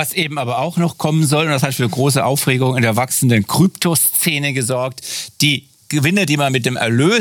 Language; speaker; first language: German; native; German